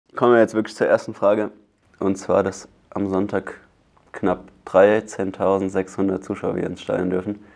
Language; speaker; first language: German; native; German